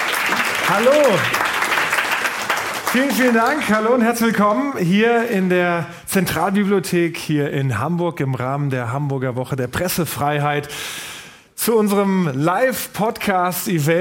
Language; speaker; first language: German; native; German